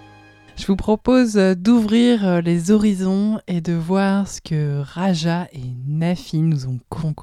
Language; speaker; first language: French; native; French